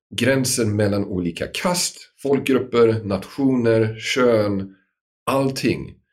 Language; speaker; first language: Swedish; non-native, fluent; English